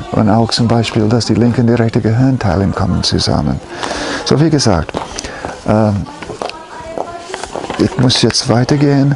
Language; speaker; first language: German; non-native, fluent; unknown